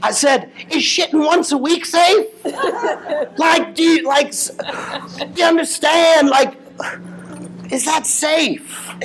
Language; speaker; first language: English; native; English